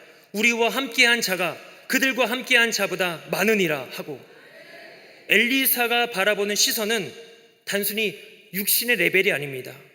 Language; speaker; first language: Korean; native; Korean